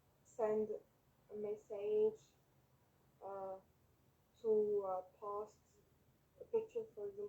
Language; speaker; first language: English; non-native, learner; French